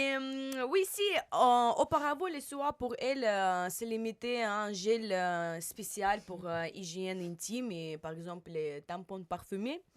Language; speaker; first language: French; non-native, learner; Russian